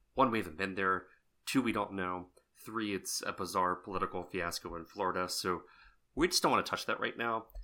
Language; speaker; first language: English; native; English